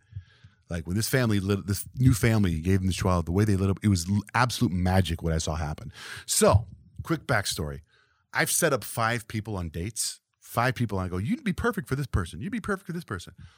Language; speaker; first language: English; early bilingual, other home language; Spanish